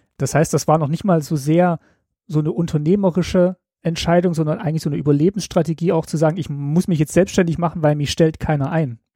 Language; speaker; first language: German; native; German